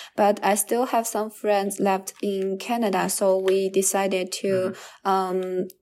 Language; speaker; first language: English; non-native, learner; Chinese